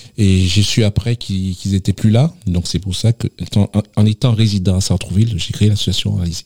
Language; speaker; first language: French; native; French